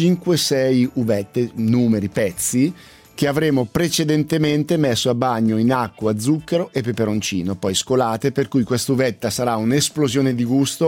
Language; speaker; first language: Italian; native; Italian